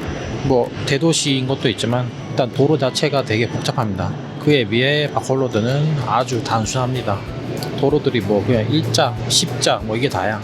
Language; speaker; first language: Korean; native; Korean